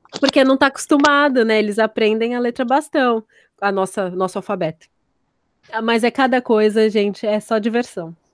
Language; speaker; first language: Portuguese; native; Portuguese